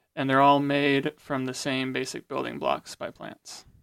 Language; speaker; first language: English; native; English